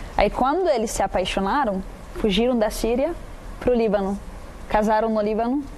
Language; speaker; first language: Portuguese; non-native, fluent; Arabic